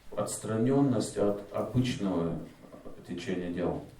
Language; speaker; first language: Russian; native; Russian